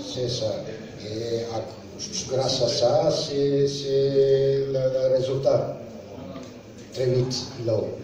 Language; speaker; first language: French; non-native, learner; Serbian